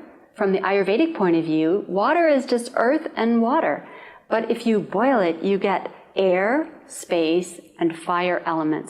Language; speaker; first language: English; native; English